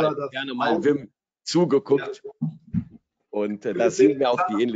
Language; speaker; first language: German; native; German